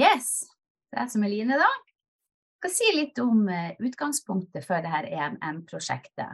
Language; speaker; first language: Norwegian; native; Norwegian